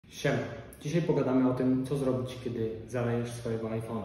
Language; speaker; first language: Polish; native; Polish